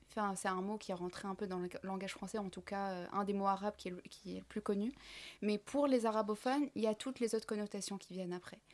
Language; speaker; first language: French; non-native, local second language; Arabic